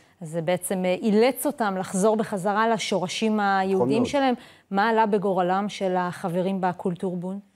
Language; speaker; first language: Hebrew; native; Hebrew